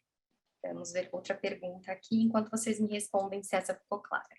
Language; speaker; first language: Portuguese; native; Portuguese